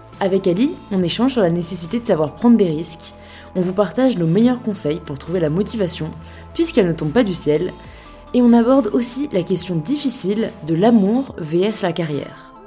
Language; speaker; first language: French; native; French